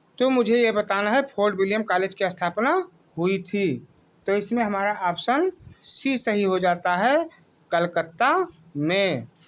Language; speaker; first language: Hindi; native; Hindi